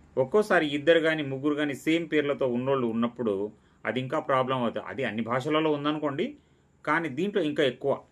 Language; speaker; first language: Telugu; non-native, local second language; Lambadi